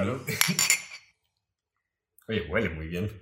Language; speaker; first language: Spanish; native; Spanish